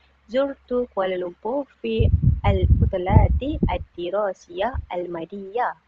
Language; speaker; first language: Arabic; non-native, learner; Malay